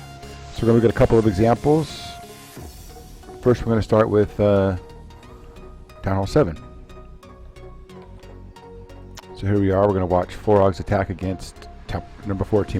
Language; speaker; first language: English; native; English